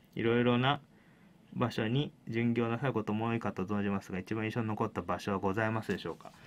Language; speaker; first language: Japanese; native; Japanese